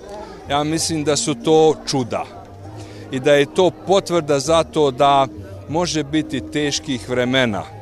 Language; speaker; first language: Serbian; non-native, local second language; Hungarian